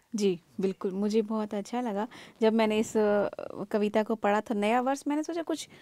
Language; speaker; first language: Hindi; native; Hindi